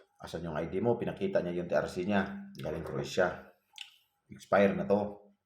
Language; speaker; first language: Filipino; non-native, local second language; Cebuano